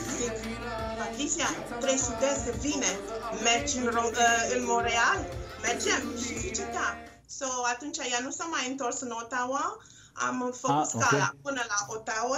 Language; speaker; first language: Romanian; non-native, local second language; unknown